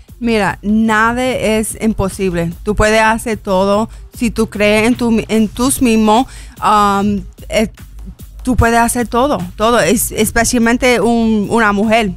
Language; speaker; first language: Spanish; early bilingual, heritage; English